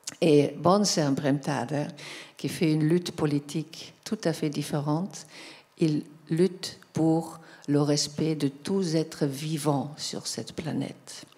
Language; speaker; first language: French; non-native, fluent; German